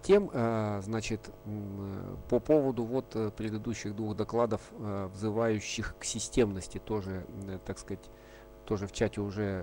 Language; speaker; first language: Russian; native; Russian